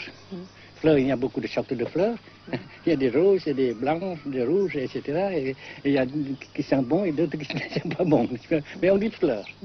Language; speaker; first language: French; non-native, local second language; Vietnamese